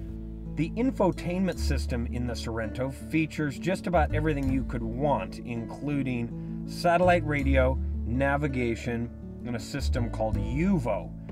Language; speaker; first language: English; native; English